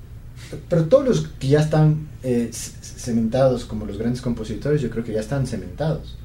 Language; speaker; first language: Spanish; native; Spanish